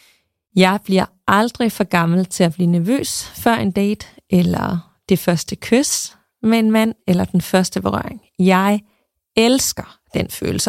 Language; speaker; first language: Danish; native; Danish